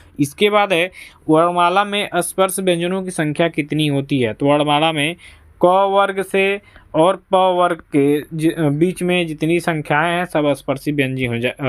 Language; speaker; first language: Hindi; native; Hindi